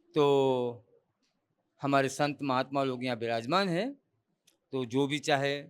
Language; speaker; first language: Urdu; non-native, local second language; Gujarati